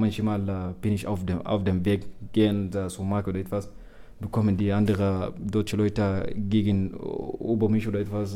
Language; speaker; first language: German; non-native, learner; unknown